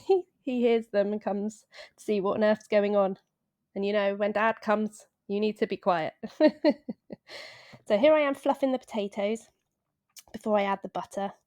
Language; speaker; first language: English; native; English